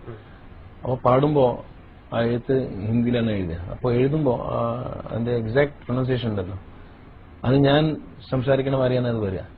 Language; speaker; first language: Malayalam; early bilingual, heritage; Malayalam